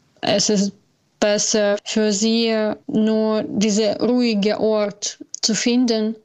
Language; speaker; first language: German; non-native, learner; Ukrainian